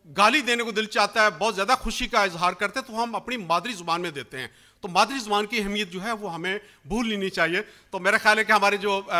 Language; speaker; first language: Urdu; non-native, local second language; Punjabi